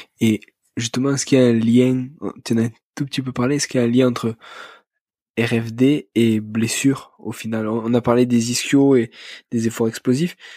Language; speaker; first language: French; native; French